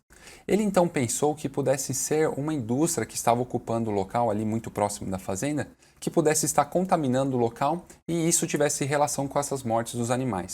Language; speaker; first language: Portuguese; native; Portuguese